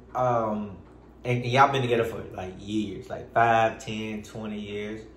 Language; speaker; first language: English; native; English